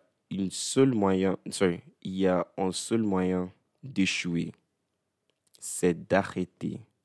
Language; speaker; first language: French; non-native, fluent; English